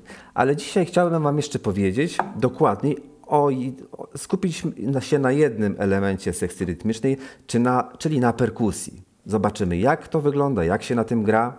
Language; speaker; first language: Polish; native; Polish